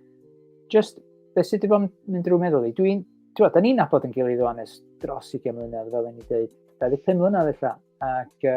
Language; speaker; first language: Welsh; native; Welsh